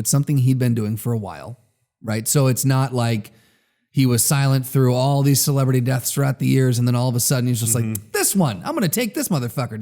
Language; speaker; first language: English; native; English